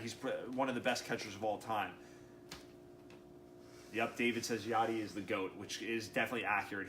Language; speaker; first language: English; native; English